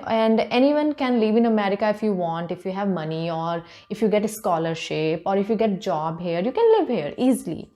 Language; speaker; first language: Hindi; native; Hindi